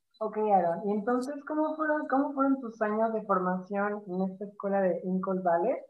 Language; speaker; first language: Spanish; native; Spanish